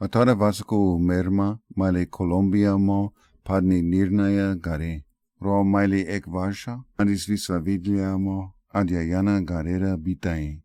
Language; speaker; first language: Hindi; non-native, fluent; English